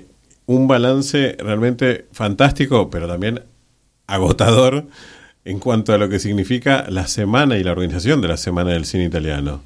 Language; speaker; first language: Spanish; native; Spanish